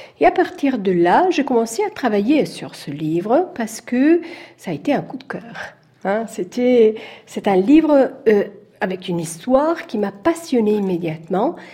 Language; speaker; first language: French; non-native, fluent; Italian